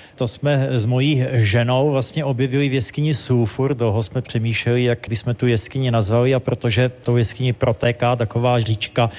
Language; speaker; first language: Czech; native; Czech